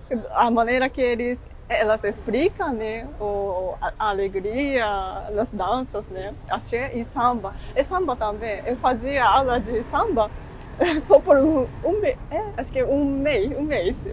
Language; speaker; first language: Portuguese; non-native, fluent; Japanese